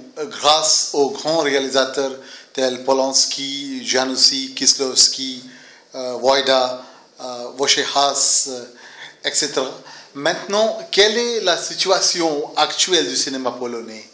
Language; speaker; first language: French; non-native, fluent; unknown